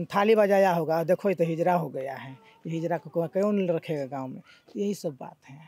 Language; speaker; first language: Hindi; native; Hindi